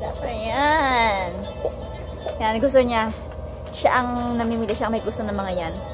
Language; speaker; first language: Filipino; non-native, local second language; Hiligaynon